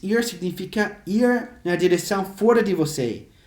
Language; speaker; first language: Portuguese; non-native, fluent; English